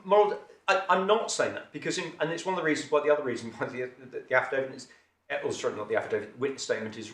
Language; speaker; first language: English; native; English